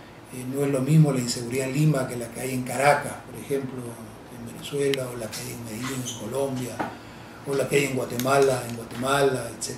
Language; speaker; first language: Spanish; native; Spanish